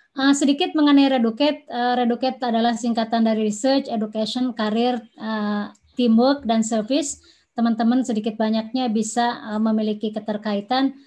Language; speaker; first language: Indonesian; native; Indonesian